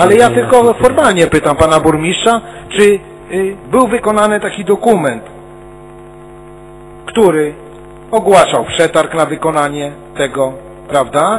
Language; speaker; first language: Polish; native; Polish